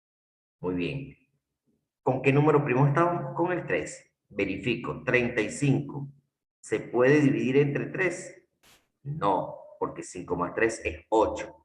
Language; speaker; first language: Spanish; native; Spanish